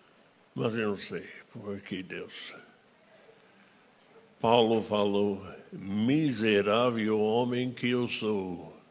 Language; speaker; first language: Portuguese; non-native, fluent; English